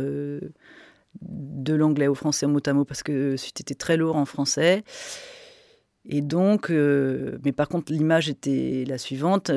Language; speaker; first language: French; native; French